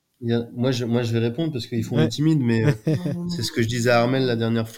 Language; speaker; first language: French; native; French